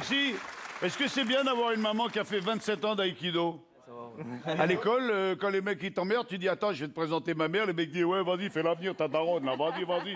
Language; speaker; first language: French; native; French